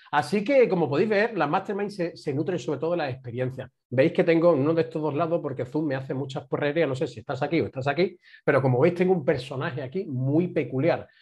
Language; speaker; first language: Spanish; native; Spanish